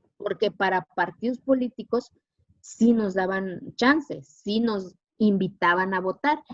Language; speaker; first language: Spanish; non-native, local second language; Zapotec